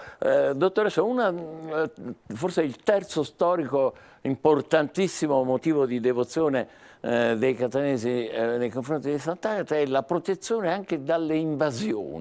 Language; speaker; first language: Italian; native; Italian